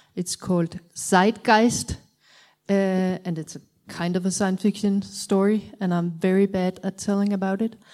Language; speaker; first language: English; non-native, fluent; Danish